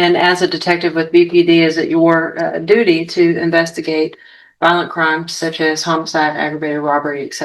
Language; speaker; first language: English; native; English